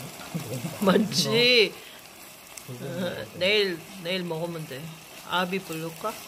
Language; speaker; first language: Korean; non-native, learner; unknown